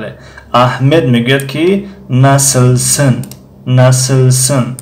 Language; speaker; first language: Turkish; non-native, fluent; Tajik